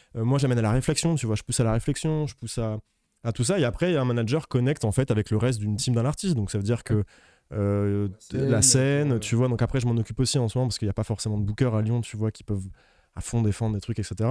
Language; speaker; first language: French; native; French